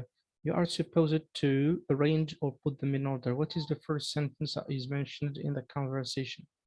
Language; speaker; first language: English; non-native, fluent; Arabic